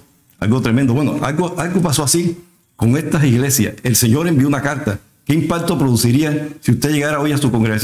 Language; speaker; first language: Spanish; native; Spanish